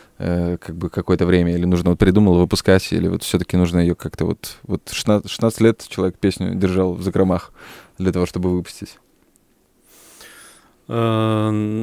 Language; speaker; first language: Russian; native; Russian